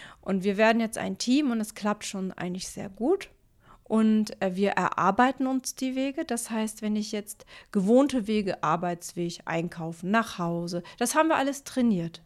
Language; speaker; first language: German; native; German